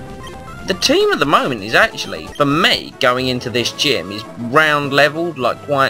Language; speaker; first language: English; native; English